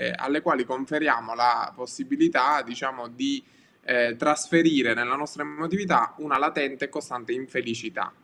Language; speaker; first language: Italian; native; Italian